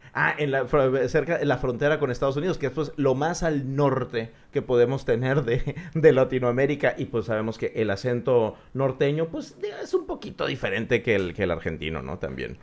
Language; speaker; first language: Spanish; native; Spanish